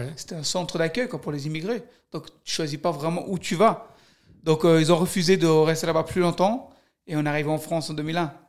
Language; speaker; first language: French; early bilingual, other home language; Kurdish